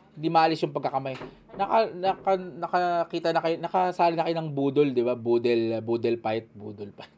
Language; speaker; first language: Filipino; native; Filipino